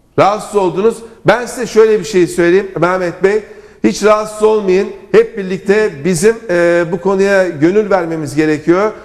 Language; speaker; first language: Turkish; native; Turkish